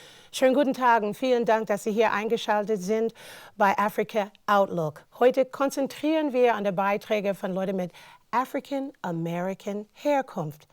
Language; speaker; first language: German; non-native, fluent; English